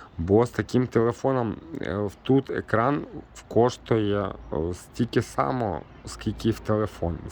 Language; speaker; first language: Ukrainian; non-native, local second language; Russian